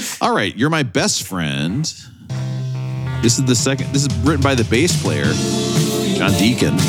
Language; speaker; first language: English; native; English